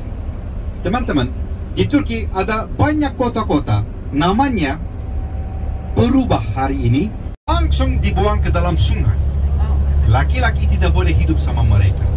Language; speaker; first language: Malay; non-native, fluent; Turkish